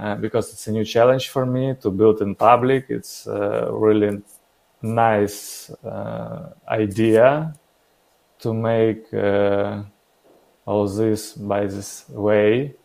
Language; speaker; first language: English; non-native, learner; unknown